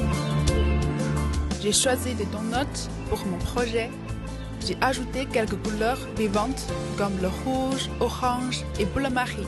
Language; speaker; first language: French; non-native, fluent; Chinese